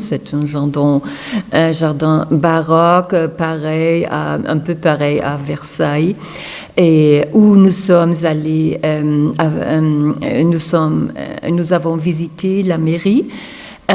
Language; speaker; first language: French; non-native, fluent; German